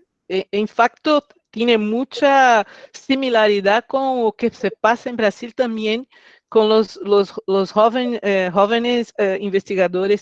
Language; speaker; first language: Spanish; non-native, fluent; Portuguese